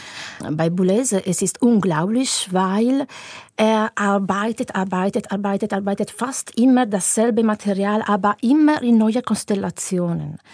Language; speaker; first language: German; non-native, fluent; Italian